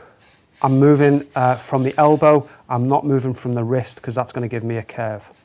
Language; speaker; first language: English; native; English